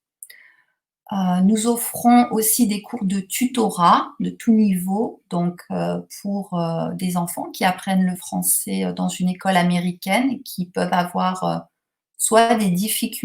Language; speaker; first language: French; native; French